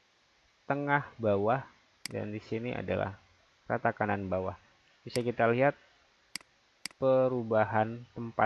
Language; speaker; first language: Indonesian; native; Indonesian